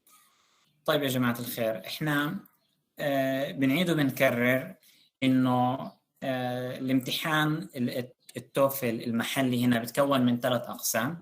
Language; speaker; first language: Arabic; native; Arabic